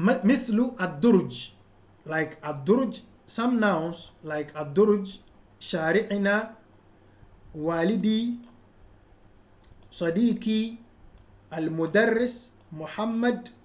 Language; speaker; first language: Arabic; non-native, fluent; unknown